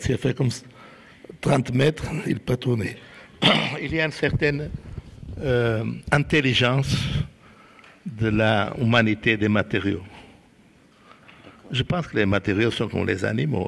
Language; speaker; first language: French; non-native, fluent; Portuguese